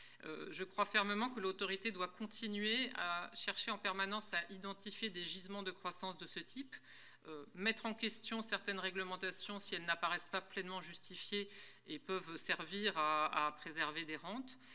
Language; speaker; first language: French; native; French